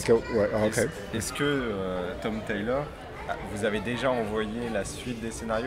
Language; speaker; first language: French; native; French